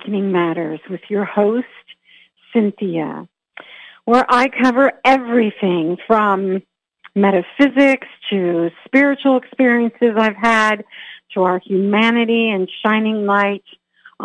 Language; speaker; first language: English; native; English